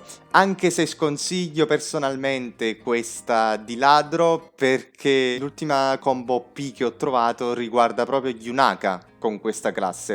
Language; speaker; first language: Italian; native; Italian